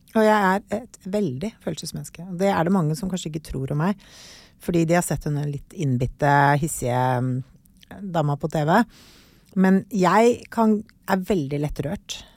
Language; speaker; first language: Norwegian; native; Norwegian